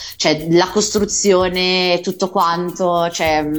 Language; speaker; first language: Italian; native; Italian